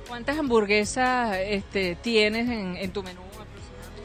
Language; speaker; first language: Spanish; native; Spanish